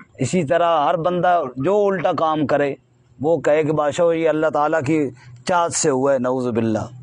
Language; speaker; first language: Urdu; non-native, local second language; Punjabi